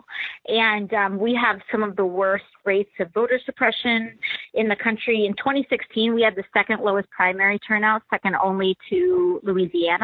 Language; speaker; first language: English; native; English